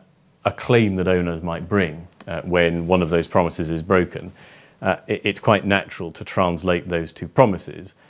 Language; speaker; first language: English; native; English